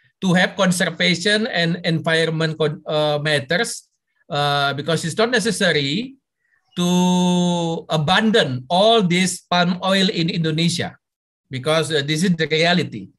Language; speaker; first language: English; non-native, fluent; Indonesian